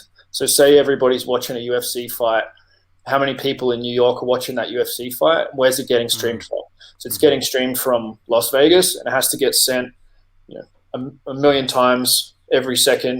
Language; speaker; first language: English; native; English